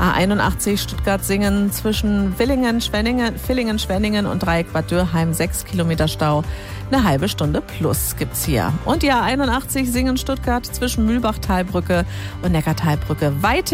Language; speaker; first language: German; native; German